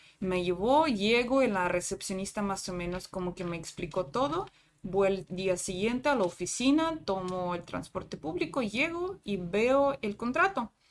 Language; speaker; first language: Spanish; non-native, fluent; Russian